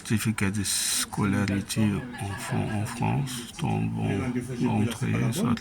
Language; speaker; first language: French; non-native, fluent; Arabic